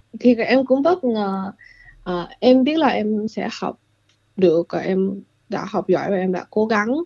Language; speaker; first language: Vietnamese; early bilingual, heritage; English